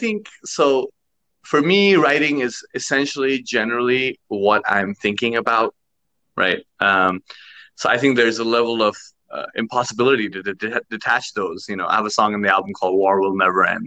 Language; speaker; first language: English; non-native, local second language; Nepali